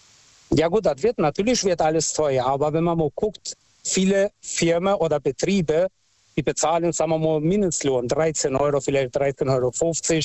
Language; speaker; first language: German; non-native, local second language; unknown